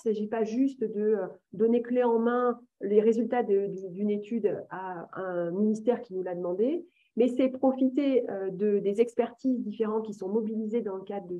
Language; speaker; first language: French; native; French